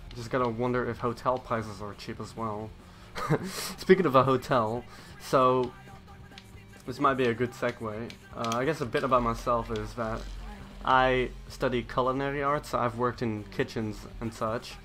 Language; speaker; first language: English; native; English